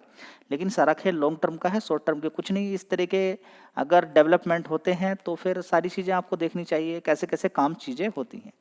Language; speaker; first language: Hindi; native; Hindi